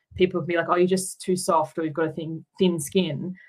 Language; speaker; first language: English; native; English